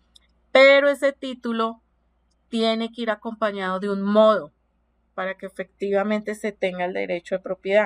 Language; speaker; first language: Spanish; native; Spanish